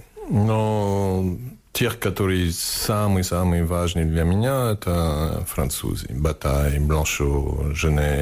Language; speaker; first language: Russian; non-native, fluent; English